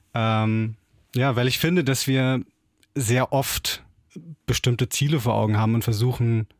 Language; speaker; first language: German; native; German